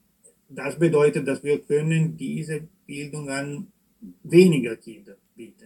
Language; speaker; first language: German; non-native, fluent; Italian